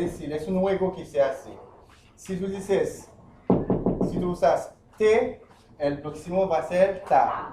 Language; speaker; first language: Spanish; non-native, fluent; Haitian Creole